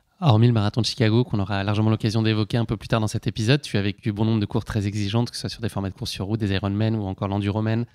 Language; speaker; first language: French; native; French